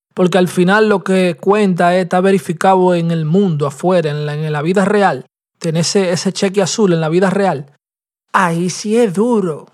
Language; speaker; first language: Spanish; early bilingual, heritage; Spanish